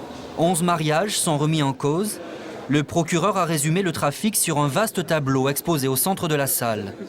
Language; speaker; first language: French; native; French